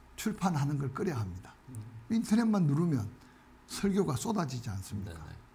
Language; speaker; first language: Korean; native; Korean